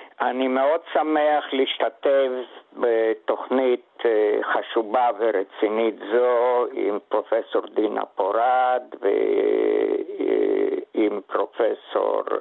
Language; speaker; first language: Hebrew; non-native, fluent; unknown